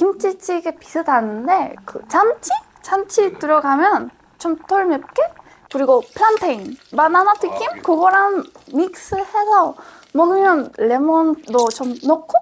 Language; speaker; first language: Korean; non-native, fluent; Spanish